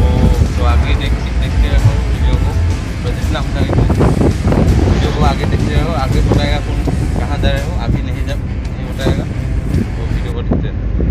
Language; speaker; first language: Hindi; non-native, local second language; Assamese